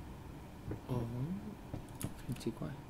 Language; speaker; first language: Chinese; non-native, fluent; English